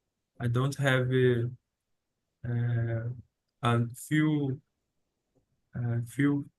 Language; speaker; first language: English; non-native, learner; Portuguese